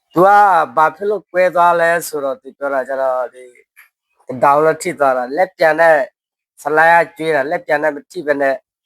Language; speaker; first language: Burmese; native; Burmese